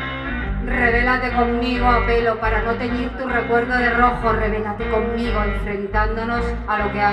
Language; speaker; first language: Spanish; native; Spanish